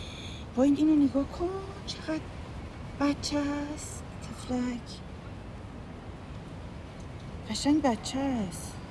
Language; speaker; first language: Persian; native; Persian